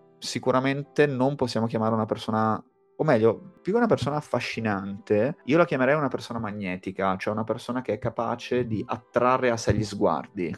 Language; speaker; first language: Italian; native; Italian